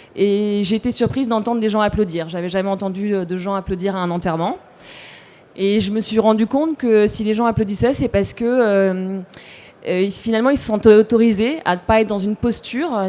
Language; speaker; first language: French; native; French